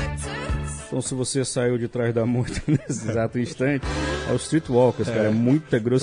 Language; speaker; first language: Portuguese; native; Portuguese